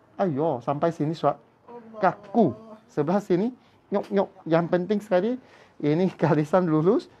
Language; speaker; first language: Malay; non-native, local second language; Cantonese